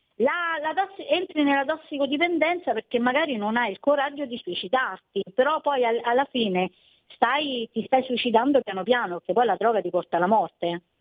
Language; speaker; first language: Italian; native; Italian